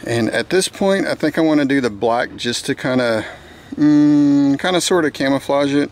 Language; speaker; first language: English; native; English